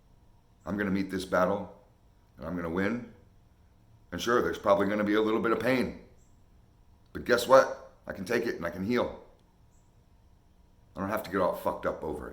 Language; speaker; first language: English; native; English